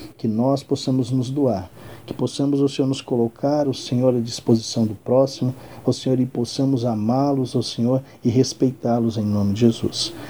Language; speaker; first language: Portuguese; native; Portuguese